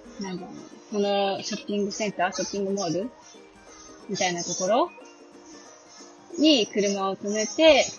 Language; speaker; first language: Japanese; native; Japanese